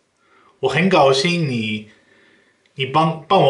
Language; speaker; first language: Chinese; non-native, fluent; Dutch